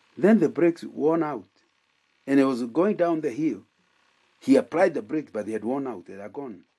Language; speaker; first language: English; non-native, local second language; Kikuyu